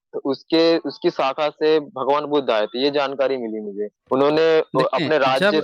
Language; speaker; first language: Hindi; native; Hindi